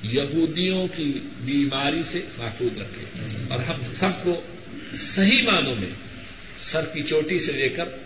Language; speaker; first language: Urdu; non-native, local second language; Punjabi